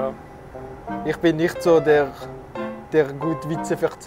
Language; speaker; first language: German; non-native, local second language; French